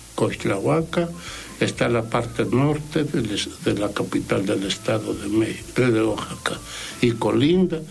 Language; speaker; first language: Spanish; non-native, local second language; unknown